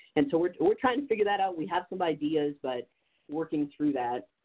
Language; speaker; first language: English; native; English